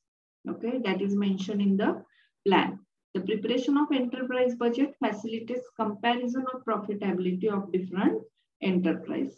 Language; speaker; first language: English; non-native, local second language; Marathi